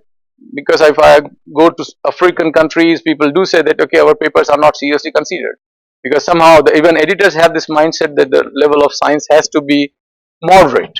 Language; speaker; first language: English; non-native, fluent; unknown